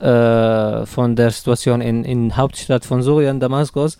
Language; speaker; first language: German; non-native, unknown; Arabic